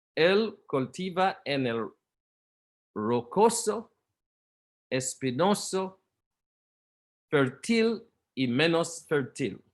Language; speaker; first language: Spanish; non-native, learner; Portuguese